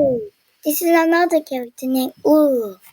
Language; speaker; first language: English; non-native, learner; Korean